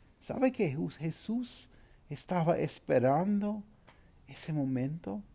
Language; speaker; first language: Spanish; non-native, fluent; English